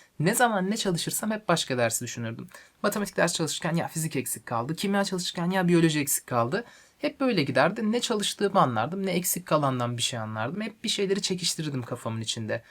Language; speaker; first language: Turkish; native; Turkish